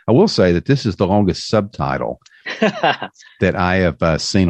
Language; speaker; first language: English; native; English